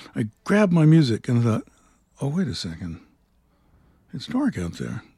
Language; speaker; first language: English; native; English